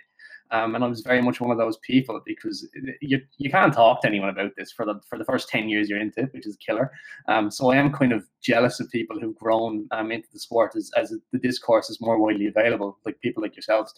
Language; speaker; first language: English; native; English